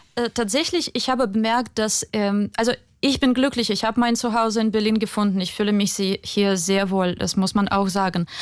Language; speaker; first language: German; non-native, fluent; Ukrainian